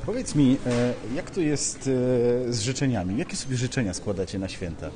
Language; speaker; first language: Polish; native; Polish